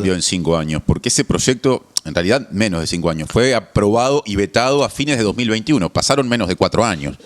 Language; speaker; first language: Spanish; native; Spanish